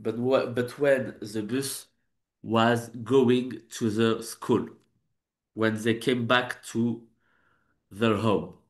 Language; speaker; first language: English; non-native, learner; French